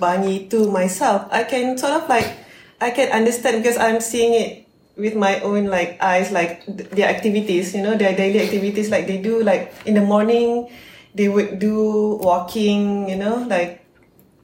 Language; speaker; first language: English; non-native, local second language; Malay